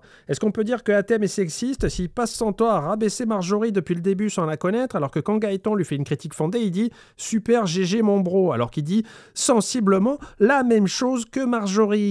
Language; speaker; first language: French; native; French